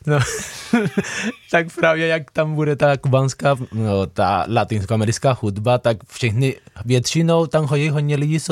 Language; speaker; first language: Czech; non-native, fluent; Spanish